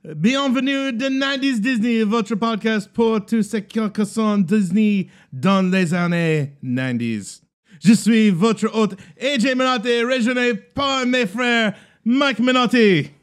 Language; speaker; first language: French; non-native, learner; English